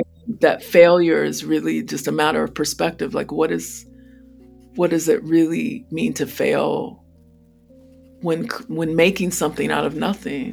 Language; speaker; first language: English; native; English